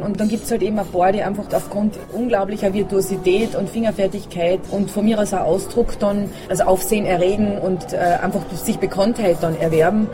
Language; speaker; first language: German; native; German